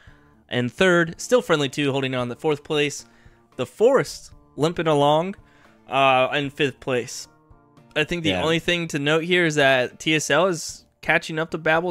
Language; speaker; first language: English; native; English